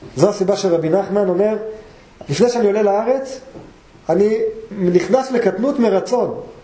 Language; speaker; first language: Hebrew; native; Hebrew